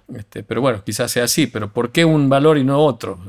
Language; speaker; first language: Spanish; native; Spanish